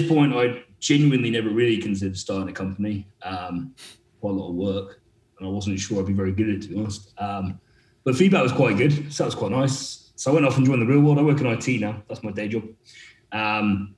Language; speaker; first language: English; native; English